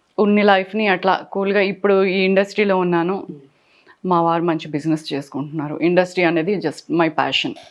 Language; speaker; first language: Telugu; native; Telugu